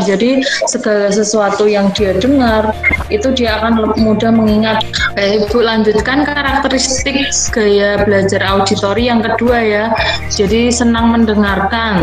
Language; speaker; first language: Indonesian; native; Indonesian